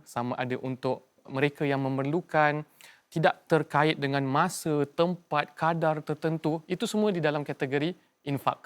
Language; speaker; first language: Malay; native; Malay